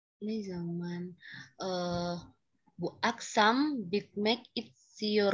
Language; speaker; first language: Turkish; non-native, learner; Indonesian